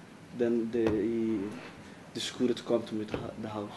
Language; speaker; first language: Dutch; non-native, learner; Somali